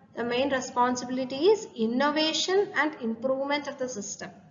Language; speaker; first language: English; non-native, local second language; Malayalam